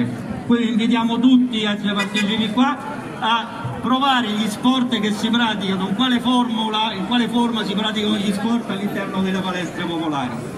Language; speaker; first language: Italian; native; Italian